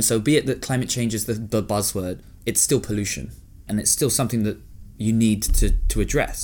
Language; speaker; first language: English; native; English